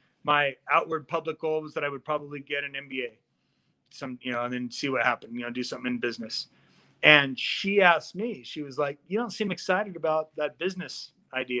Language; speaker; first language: English; native; English